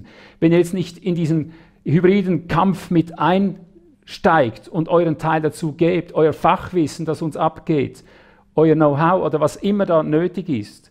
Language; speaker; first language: German; native; German